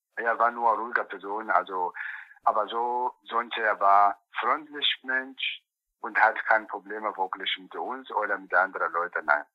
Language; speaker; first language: German; non-native, learner; Portuguese